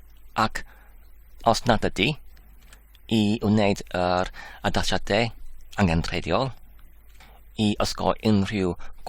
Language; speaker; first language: Welsh; non-native, fluent; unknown